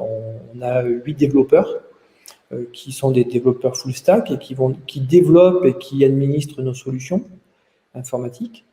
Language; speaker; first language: French; native; French